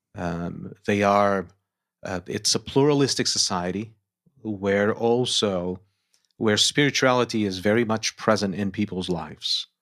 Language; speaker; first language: English; non-native, fluent; Portuguese